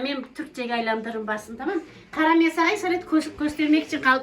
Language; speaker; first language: Turkish; native; Turkish